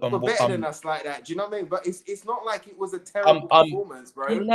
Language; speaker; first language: English; native; English